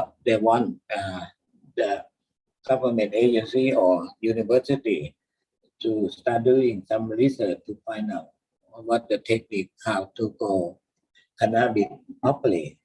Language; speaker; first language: English; non-native, learner; Thai